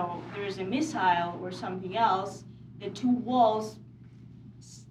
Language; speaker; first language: English; non-native, fluent; Ukrainian